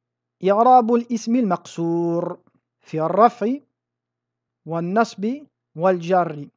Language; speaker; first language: Arabic; non-native, fluent; French